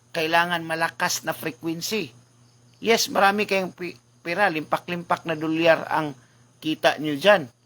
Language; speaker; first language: Filipino; non-native, local second language; Cebuano